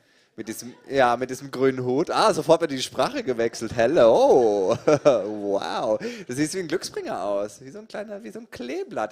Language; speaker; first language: German; native; German